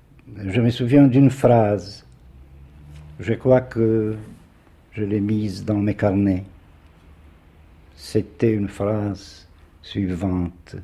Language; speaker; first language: French; non-native, fluent; Polish